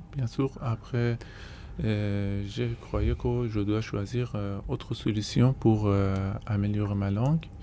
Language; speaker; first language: French; non-native, learner; Persian